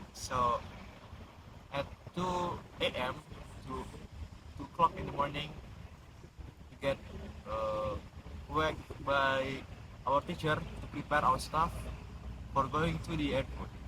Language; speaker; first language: English; non-native, learner; Indonesian